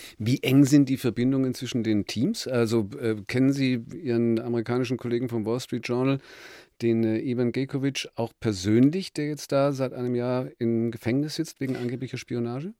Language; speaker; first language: German; native; German